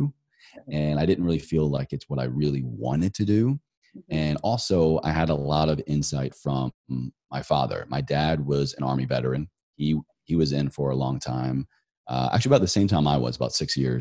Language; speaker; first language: English; native; English